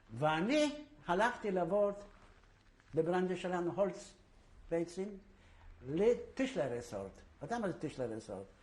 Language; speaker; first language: Hebrew; non-native, fluent; Yiddish